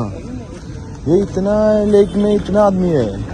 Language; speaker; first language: Hindi; non-native, local second language; Malayalam